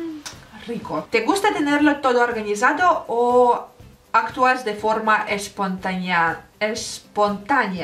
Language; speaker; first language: Spanish; non-native, learner; Russian